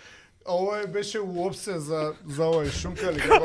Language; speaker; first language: Macedonian; native; Macedonian